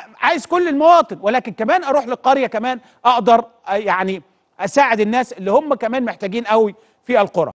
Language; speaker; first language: Arabic; native; Arabic